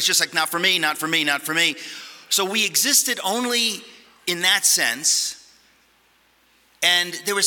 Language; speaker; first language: English; native; English